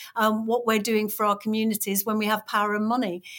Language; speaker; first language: English; native; English